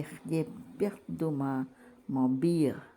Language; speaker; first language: French; non-native, learner; Sinhala